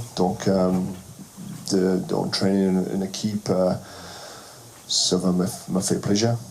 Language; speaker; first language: French; non-native, fluent; English